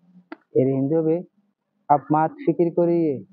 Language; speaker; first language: Hindi; non-native, learner; Bangla